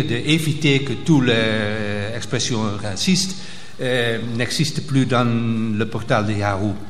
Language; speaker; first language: French; non-native, local second language; Dutch